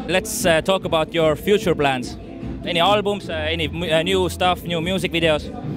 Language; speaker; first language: English; non-native, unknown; Estonian